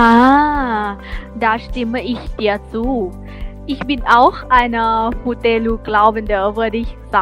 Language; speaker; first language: German; non-native, learner; Thai